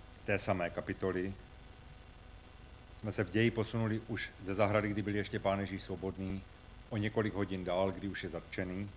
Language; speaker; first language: Czech; native; Czech